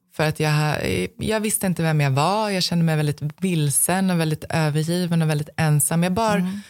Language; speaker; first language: Swedish; native; Swedish